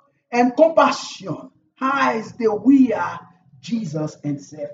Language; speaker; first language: English; non-native, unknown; Haitian Creole